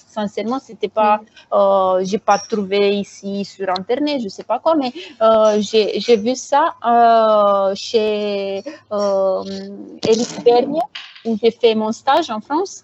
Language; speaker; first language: French; non-native, fluent; Romanian